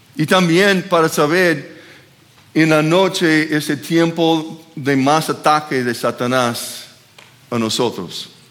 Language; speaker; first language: Spanish; non-native, fluent; English